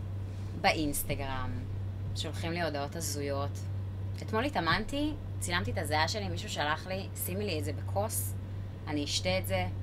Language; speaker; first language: Hebrew; native; Hebrew